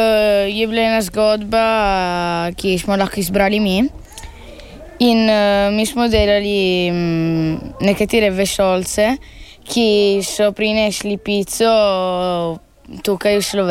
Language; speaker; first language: Slovenian; early bilingual, heritage; Italian